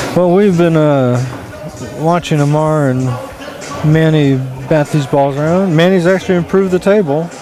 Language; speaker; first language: English; native; English